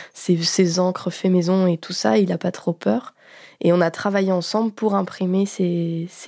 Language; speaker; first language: French; native; French